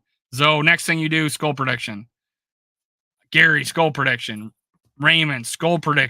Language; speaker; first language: English; native; English